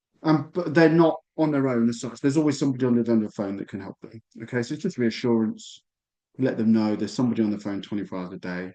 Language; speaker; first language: English; native; English